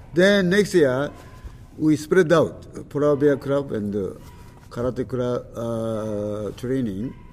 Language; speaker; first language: English; non-native, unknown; Japanese